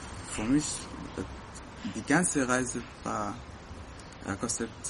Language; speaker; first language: German; non-native, learner; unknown